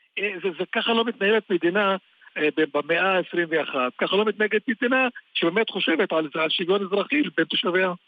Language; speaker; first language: Hebrew; non-native, local second language; Arabic